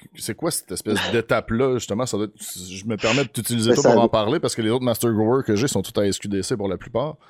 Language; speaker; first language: French; native; French